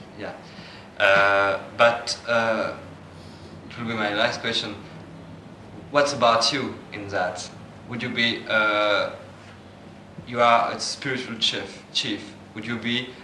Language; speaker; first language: English; non-native, fluent; French